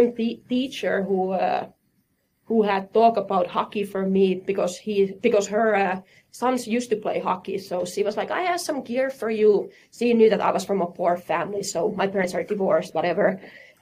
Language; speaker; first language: English; non-native, fluent; Finnish